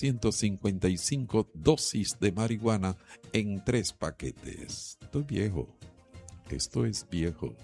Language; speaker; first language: Spanish; native; Spanish